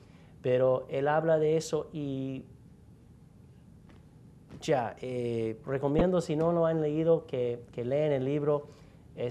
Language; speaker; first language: Spanish; non-native, fluent; English